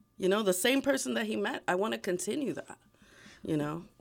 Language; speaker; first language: English; early bilingual, other home language; Spanish